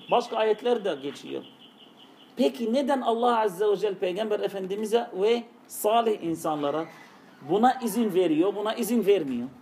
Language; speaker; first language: Turkish; non-native, fluent; Arabic